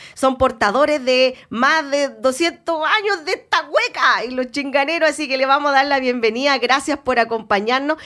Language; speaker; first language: Spanish; native; Spanish